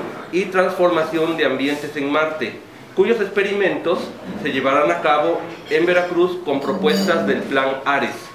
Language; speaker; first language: Spanish; native; Spanish